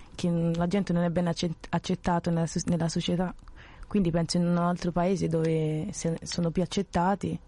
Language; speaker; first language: Italian; early bilingual, other home language; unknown